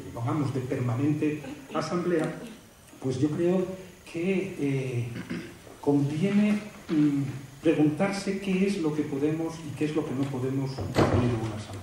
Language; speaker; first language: Spanish; native; Spanish